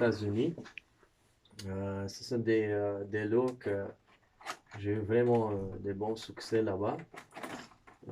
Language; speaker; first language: French; non-native, fluent; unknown